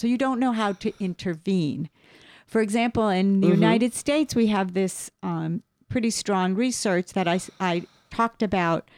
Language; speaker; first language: English; native; English